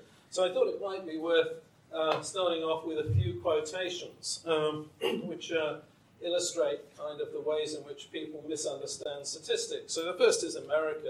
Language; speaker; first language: English; native; English